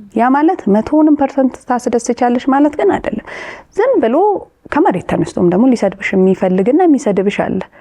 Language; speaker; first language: Amharic; native; Amharic